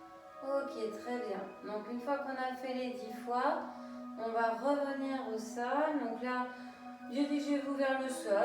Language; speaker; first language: French; native; French